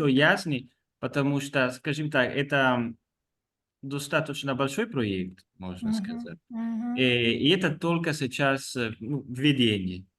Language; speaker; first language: Russian; non-native, fluent; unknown